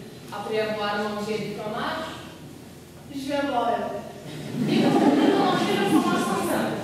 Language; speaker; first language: French; non-native, learner; Lithuanian